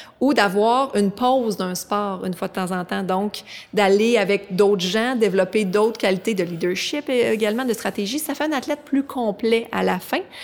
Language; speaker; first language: French; native; French